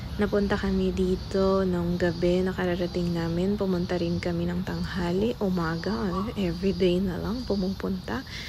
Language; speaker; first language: Filipino; non-native, local second language; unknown